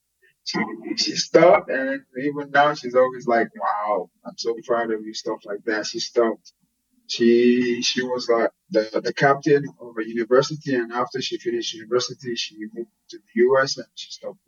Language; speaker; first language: English; non-native, local second language; Yoruba